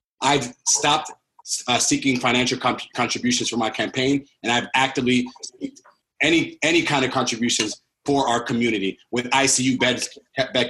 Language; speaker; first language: English; early bilingual, other home language; Spanish